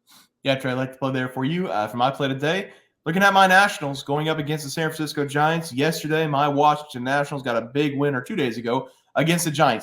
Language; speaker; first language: English; native; English